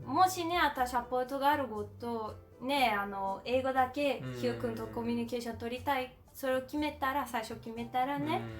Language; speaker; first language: Japanese; non-native, learner; Portuguese